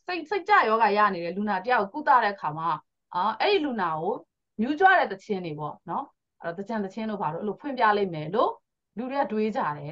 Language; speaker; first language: Korean; non-native, fluent; Burmese